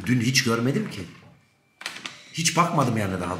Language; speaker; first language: Turkish; native; Turkish